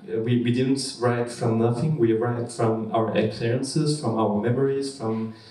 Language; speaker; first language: English; non-native, learner; French